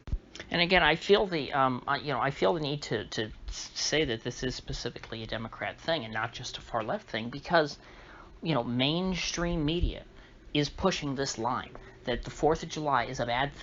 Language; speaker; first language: English; native; English